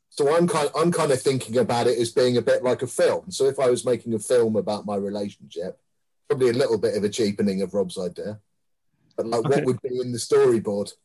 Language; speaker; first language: English; native; English